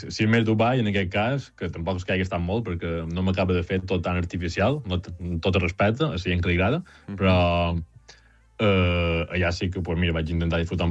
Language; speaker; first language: Catalan; native; Catalan